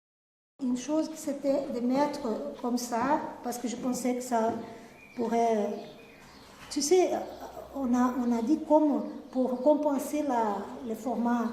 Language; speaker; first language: French; non-native, fluent; Portuguese